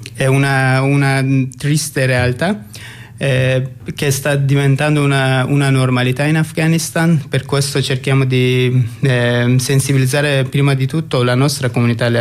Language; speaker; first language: Italian; non-native, fluent; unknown